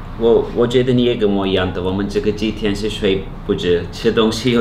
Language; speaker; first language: Chinese; non-native, fluent; Turkish